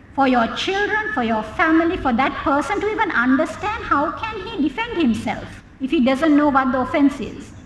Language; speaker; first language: English; non-native, local second language; Sinhala